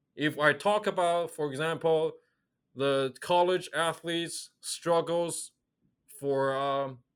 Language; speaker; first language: English; non-native, fluent; Chinese